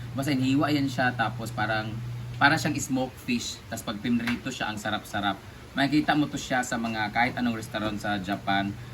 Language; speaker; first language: Filipino; non-native, local second language; Cebuano